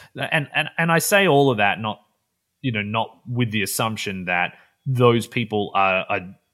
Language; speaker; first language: English; native; English